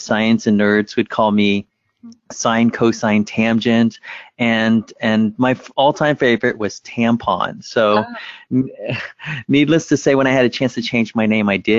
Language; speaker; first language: English; early bilingual, other home language; Vietnamese